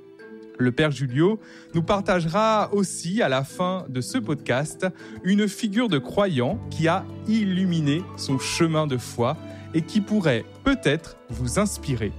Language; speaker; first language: French; native; French